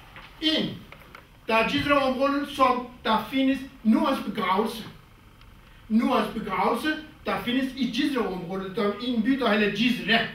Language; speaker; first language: Danish; non-native, fluent; Kurdish